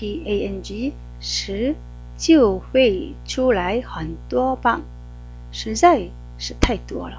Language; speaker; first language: Chinese; non-native, fluent; Korean